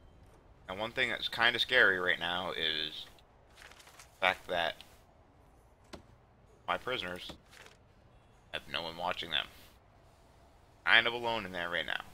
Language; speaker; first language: English; native; English